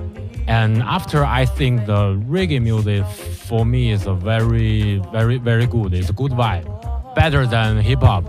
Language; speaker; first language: English; non-native, learner; Chinese